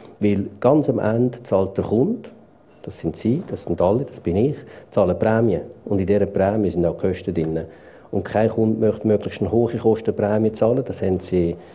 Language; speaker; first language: German; native; German